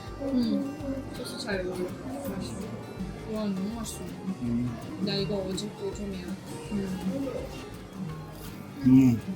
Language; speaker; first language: Korean; non-native, fluent; Russian